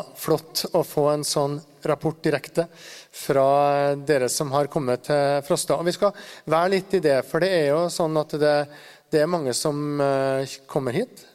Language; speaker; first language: Norwegian; native; Norwegian